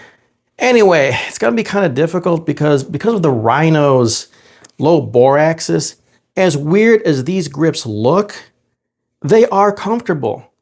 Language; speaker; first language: English; native; English